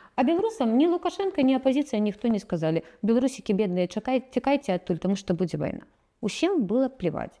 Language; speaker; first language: Belarusian; non-native, local second language; Russian